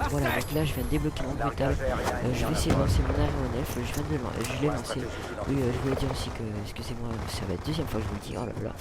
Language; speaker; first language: French; native; French